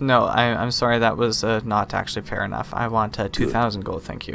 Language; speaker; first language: English; native; English